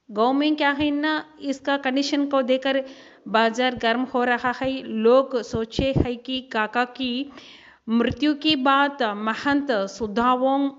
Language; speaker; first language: Hindi; non-native, local second language; Tamil